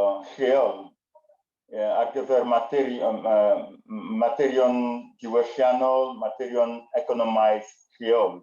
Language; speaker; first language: Welsh; non-native, learner; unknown